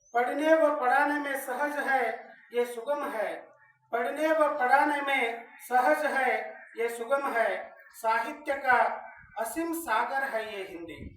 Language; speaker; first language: Hindi; non-native, local second language; Kannada